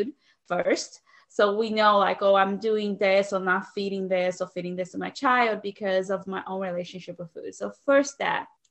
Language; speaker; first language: English; non-native, fluent; Portuguese